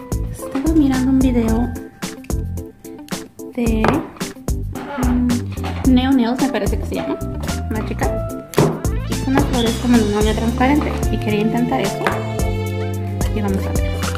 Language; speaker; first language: Spanish; early bilingual, heritage; Spanish